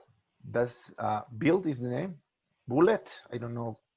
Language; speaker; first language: English; non-native, learner; Spanish